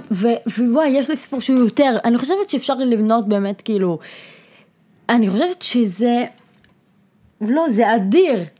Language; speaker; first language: Hebrew; non-native, local second language; Arabic